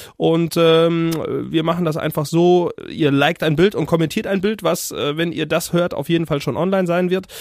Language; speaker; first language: German; native; German